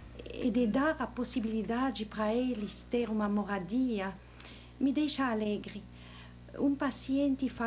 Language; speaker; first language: Portuguese; non-native, fluent; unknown